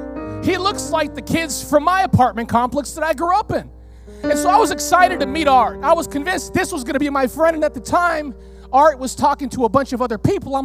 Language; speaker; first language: English; early bilingual, other home language; Spanish